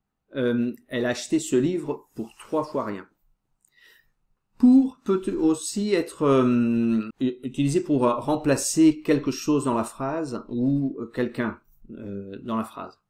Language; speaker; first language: French; non-native, fluent; Portuguese